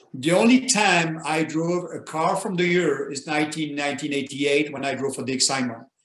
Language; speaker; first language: English; non-native, fluent; French